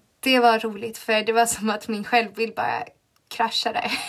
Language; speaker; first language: Swedish; native; Swedish